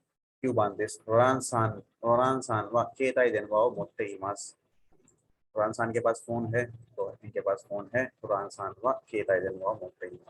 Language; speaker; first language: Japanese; non-native, fluent; Urdu